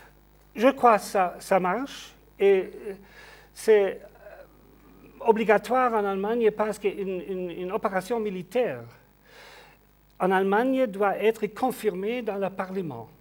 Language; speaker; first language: French; non-native, learner; German